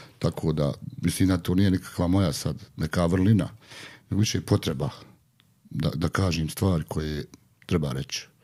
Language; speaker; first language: Croatian; native; Croatian